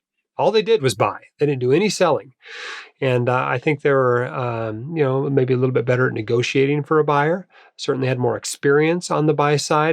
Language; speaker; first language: English; native; English